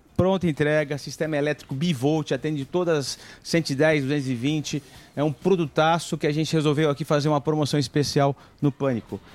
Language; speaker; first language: Portuguese; native; Portuguese